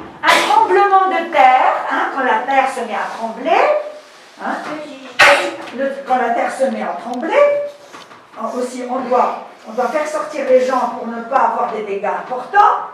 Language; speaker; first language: French; non-native, local second language; Arabic